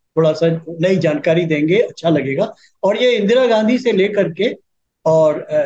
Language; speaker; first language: Hindi; native; Hindi